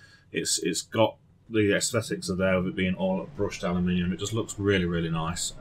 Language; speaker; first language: English; native; English